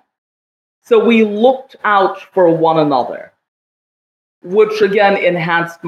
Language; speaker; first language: English; non-native, local second language; Kashmiri